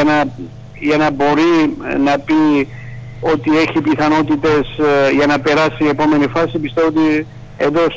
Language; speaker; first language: Greek; non-native, fluent; Georgian